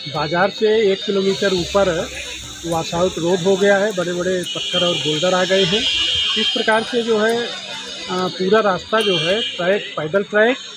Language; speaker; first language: Hindi; native; Hindi